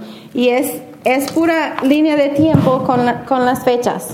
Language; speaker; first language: Spanish; non-native, fluent; English